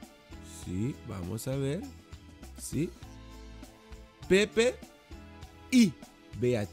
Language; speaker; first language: Spanish; non-native, fluent; Dutch